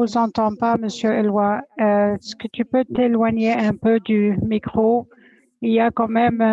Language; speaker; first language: French; non-native, fluent; English